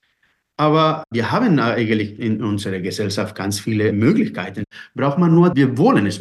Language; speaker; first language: German; non-native, fluent; Spanish